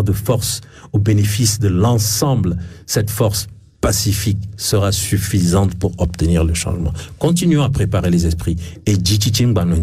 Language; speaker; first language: French; non-native, local second language; Ewe